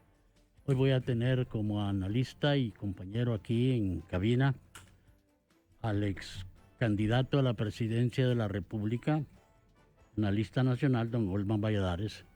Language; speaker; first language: Spanish; native; Spanish